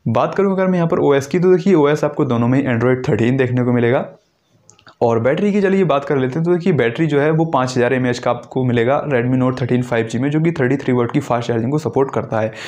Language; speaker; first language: Hindi; native; Hindi